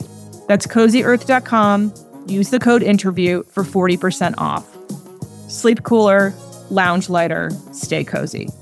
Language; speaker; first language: English; native; English